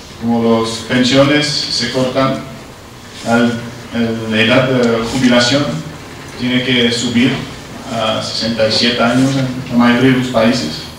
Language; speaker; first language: Spanish; non-native, learner; Dutch